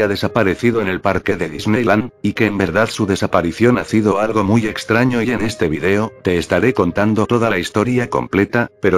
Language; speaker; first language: Spanish; native; Spanish